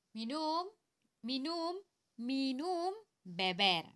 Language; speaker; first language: Spanish; non-native, learner; Indonesian